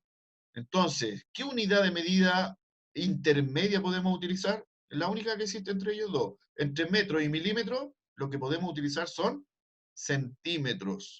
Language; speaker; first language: Spanish; native; Spanish